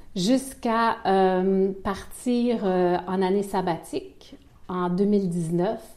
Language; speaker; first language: French; native; French